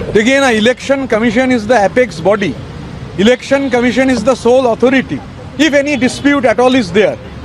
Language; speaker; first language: Hindi; non-native, local second language; Bangla